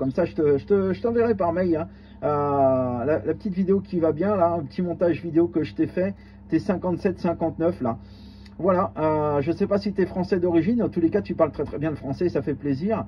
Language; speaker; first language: French; native; French